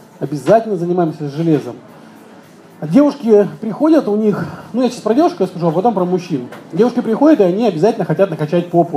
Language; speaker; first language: Russian; native; Russian